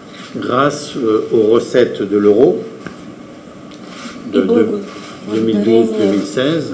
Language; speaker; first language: French; native; French